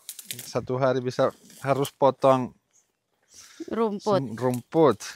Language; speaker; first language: Indonesian; non-native, learner; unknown